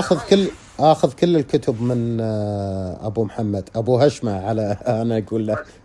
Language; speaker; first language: Arabic; native; Arabic